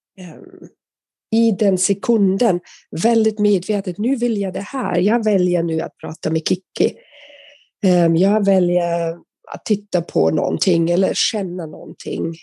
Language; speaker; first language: Swedish; non-native, fluent; German